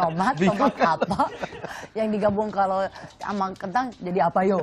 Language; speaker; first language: Indonesian; native; Indonesian